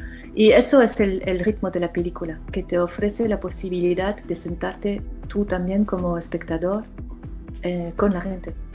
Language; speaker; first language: Spanish; non-native, fluent; French